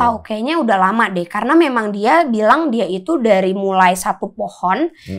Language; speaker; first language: Indonesian; native; Indonesian